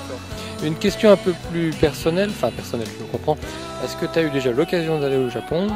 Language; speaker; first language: French; native; French